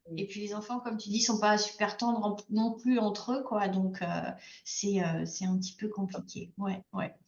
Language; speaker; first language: French; native; French